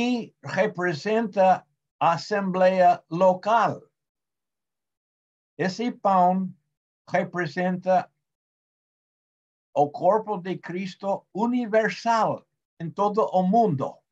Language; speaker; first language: Portuguese; non-native, fluent; Spanish